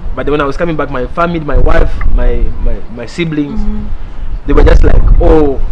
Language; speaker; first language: English; non-native, local second language; Bemba